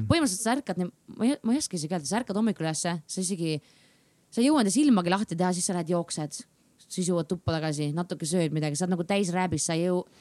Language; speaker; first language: Estonian; native; Estonian